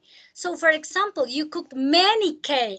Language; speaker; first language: English; non-native, fluent; Spanish